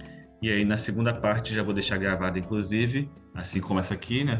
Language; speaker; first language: Portuguese; native; Portuguese